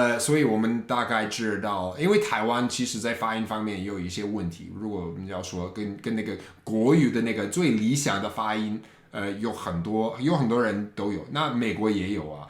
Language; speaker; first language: Chinese; non-native, fluent; English